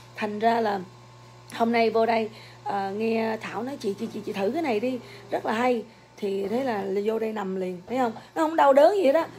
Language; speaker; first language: Vietnamese; early bilingual, other home language; English